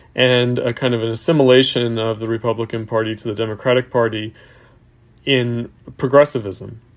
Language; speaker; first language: English; native; English